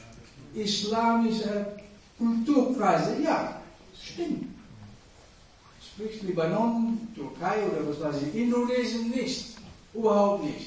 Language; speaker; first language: German; non-native, fluent; Indonesian